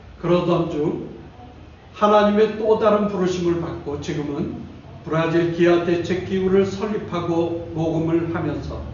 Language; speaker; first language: Korean; native; Korean